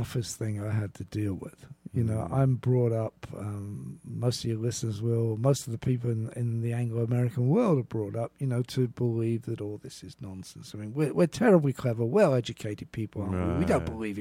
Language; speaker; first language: English; native; English